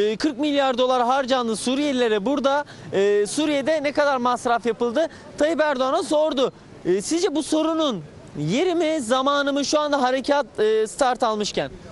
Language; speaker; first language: Turkish; native; Turkish